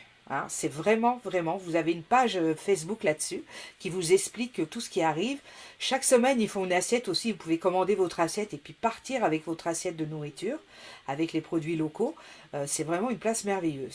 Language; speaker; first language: French; native; French